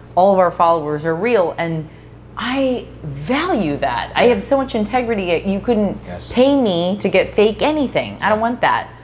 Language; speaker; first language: English; native; English